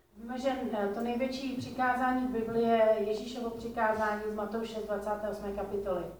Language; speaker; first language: Czech; native; Czech